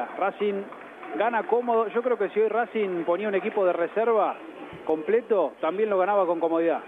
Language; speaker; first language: Spanish; native; Spanish